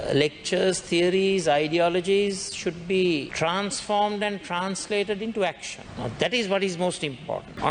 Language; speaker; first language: English; non-native, local second language; Sinhala